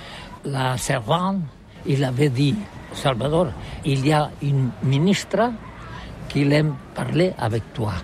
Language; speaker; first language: French; non-native, learner; Catalan